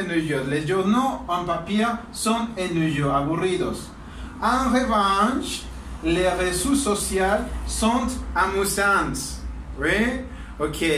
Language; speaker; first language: French; non-native, learner; Spanish